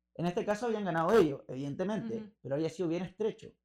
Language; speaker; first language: Spanish; native; Spanish